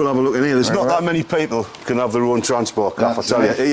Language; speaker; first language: English; native; English